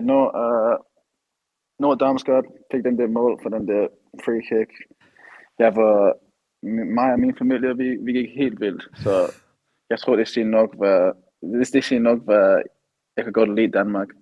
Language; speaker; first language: Danish; early bilingual, heritage; English